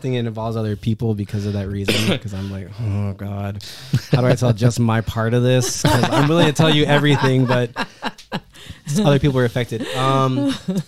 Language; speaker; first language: English; native; English